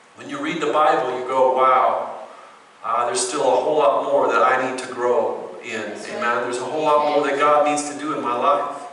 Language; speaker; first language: English; native; English